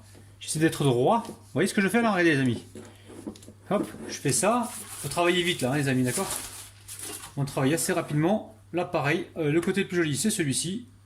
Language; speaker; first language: French; native; French